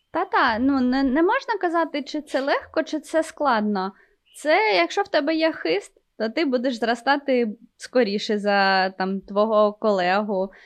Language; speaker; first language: Ukrainian; non-native, local second language; Russian